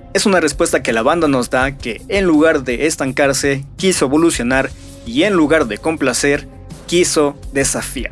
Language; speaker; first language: Spanish; native; Spanish